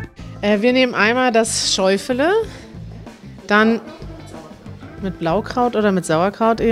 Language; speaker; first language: German; native; German